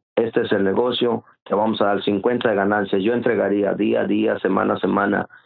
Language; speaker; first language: Spanish; native; Spanish